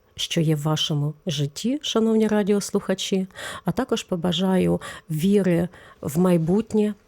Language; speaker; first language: Ukrainian; native; Ukrainian